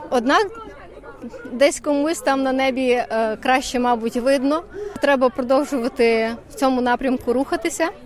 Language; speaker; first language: Ukrainian; native; Ukrainian